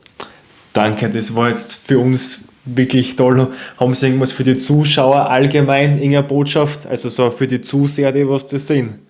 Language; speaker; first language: German; native; German